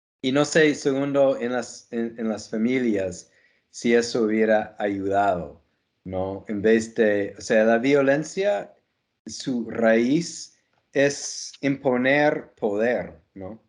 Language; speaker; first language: Spanish; non-native, fluent; English